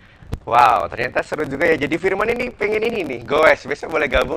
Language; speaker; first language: Indonesian; native; Indonesian